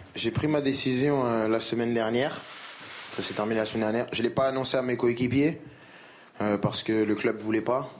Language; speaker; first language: French; native; French